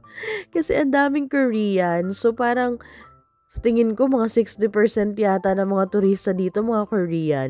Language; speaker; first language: Filipino; native; Filipino